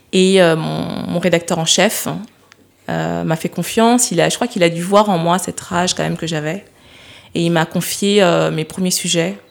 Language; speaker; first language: French; early bilingual, other home language; Lingala